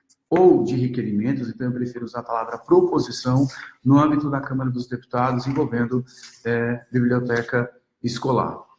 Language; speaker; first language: Portuguese; native; Portuguese